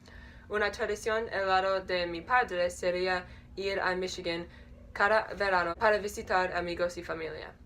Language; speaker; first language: Spanish; non-native, learner; English